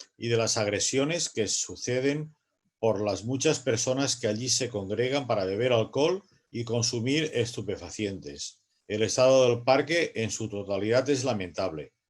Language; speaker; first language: Spanish; non-native, local second language; Catalan